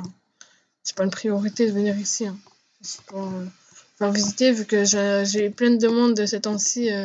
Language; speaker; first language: French; native; French